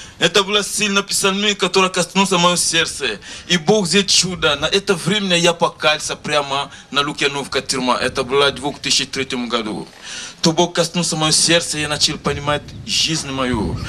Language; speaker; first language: Russian; non-native, learner; Lingala